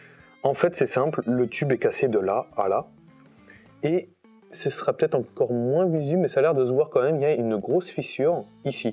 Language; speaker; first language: French; native; French